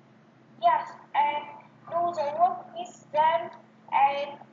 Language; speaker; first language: English; non-native, learner; Vietnamese